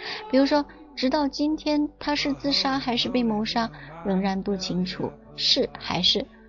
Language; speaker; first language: Chinese; native; Chinese